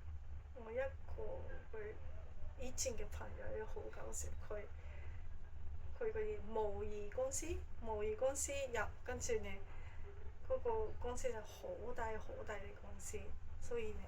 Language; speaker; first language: Cantonese; non-native, fluent; Japanese